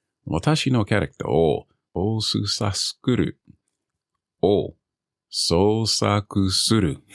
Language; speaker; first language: Japanese; non-native, learner; English